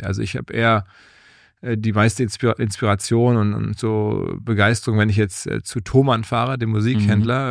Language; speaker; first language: German; native; German